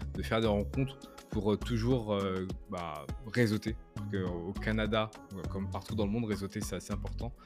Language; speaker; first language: French; native; French